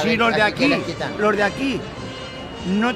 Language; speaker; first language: Spanish; native; Spanish